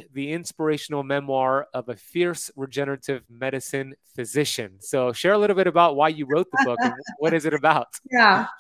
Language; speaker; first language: English; native; English